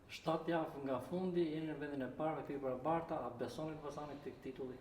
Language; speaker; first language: Albanian; native; Albanian